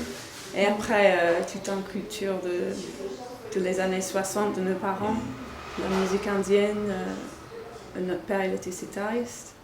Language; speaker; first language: French; non-native, fluent; English